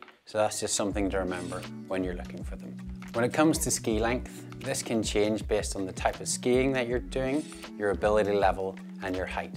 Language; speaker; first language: English; native; English